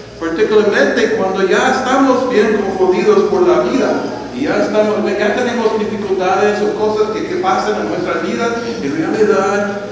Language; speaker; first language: Spanish; non-native, fluent; English